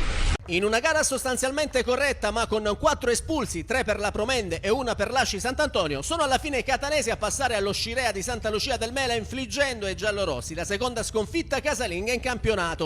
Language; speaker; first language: Italian; native; Italian